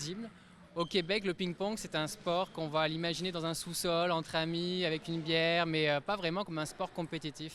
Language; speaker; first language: French; native; French